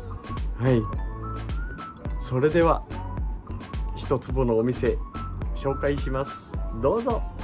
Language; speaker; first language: Japanese; native; Japanese